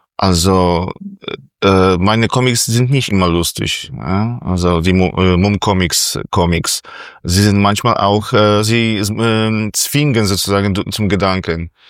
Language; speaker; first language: German; non-native, fluent; Polish